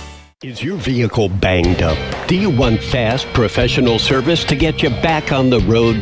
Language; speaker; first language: English; native; English